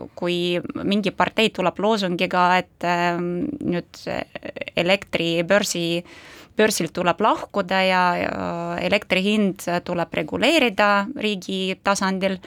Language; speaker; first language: Estonian; non-native, local second language; Russian